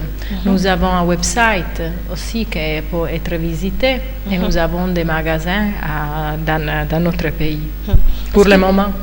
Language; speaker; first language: French; non-native, fluent; Italian